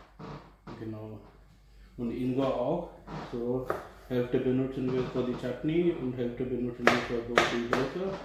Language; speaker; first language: German; non-native, learner; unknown